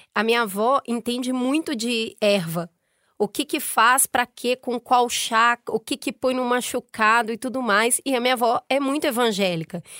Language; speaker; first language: Portuguese; native; Portuguese